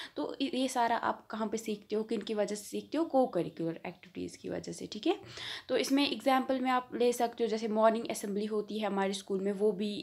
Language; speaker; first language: Hindi; non-native, local second language; Kashmiri